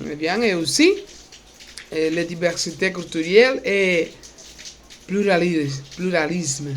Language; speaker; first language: French; non-native, learner; Spanish